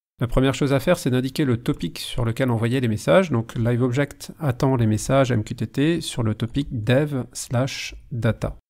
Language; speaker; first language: French; native; French